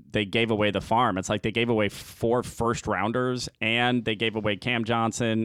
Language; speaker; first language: English; native; English